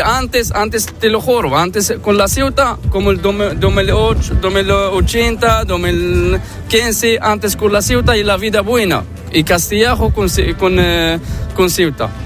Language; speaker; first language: Spanish; non-native, learner; Arabic